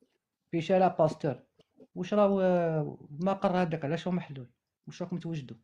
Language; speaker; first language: Arabic; native; Arabic